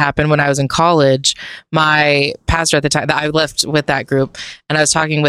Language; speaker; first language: English; native; English